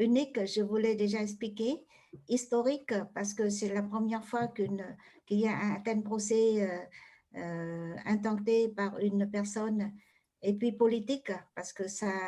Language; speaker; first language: French; non-native, fluent; Vietnamese